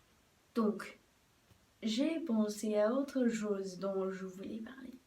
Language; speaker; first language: French; non-native, fluent; English